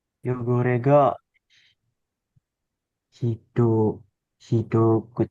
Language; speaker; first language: Japanese; non-native, learner; Indonesian